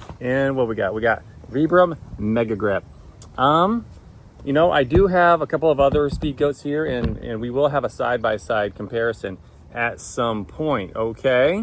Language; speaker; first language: English; native; English